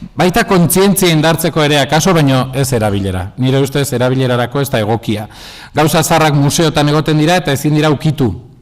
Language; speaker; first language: Basque; non-native, local second language; Spanish